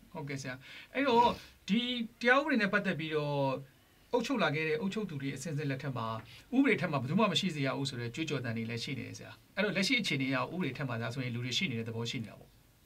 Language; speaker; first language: Burmese; native; Burmese